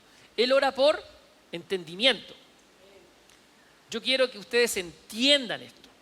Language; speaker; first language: Spanish; native; Spanish